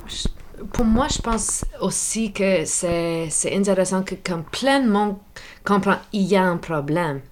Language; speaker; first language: French; non-native, local second language; English